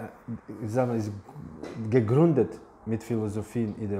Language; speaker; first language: German; non-native, fluent; English